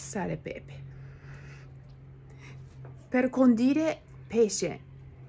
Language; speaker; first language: Italian; non-native, learner; Japanese